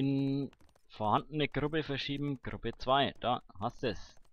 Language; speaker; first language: German; native; German